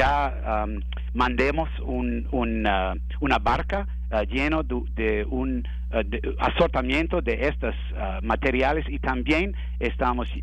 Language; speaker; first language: Spanish; non-native, learner; English